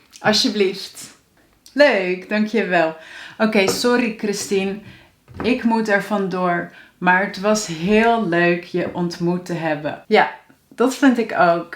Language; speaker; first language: Dutch; native; Dutch